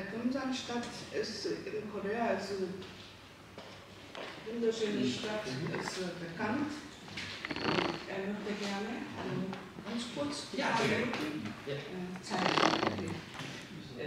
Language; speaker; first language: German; non-native, learner; Korean